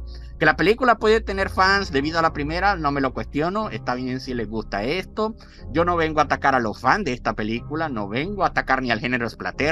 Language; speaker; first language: Spanish; native; Spanish